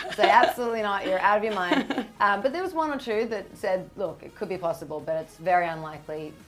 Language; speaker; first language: English; native; English